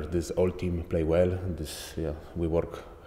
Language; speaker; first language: English; non-native, learner; Polish